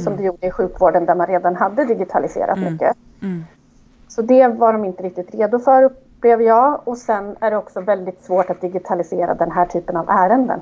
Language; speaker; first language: Swedish; native; Swedish